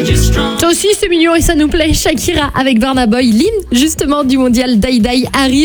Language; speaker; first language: French; native; French